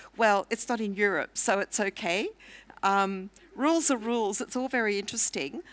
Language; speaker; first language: English; native; English